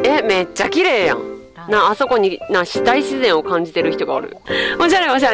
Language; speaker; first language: Japanese; native; Japanese